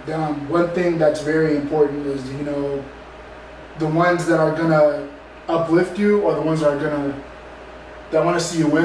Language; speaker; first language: English; native; English